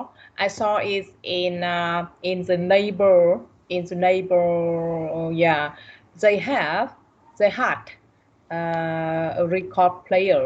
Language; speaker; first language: English; non-native, learner; Vietnamese